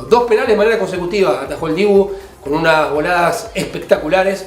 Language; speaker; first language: Spanish; native; Spanish